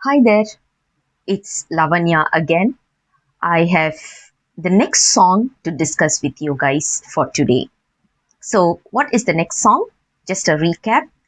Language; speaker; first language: English; non-native, local second language; Tamil